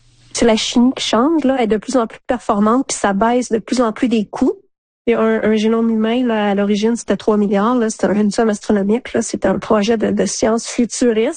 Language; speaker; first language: French; native; French